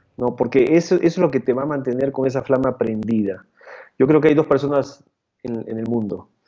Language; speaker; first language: Spanish; native; Spanish